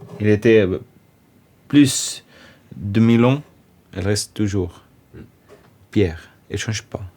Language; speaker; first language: French; non-native, learner; Arabic